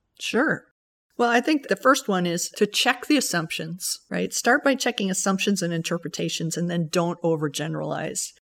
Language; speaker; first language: English; native; English